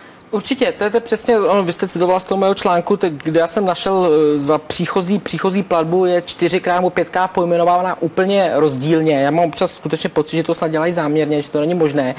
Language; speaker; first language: Czech; native; Czech